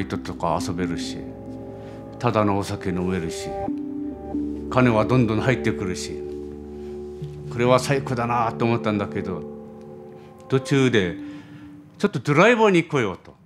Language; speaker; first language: Japanese; non-native, fluent; Korean